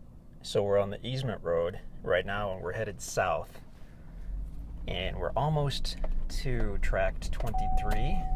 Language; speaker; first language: English; native; English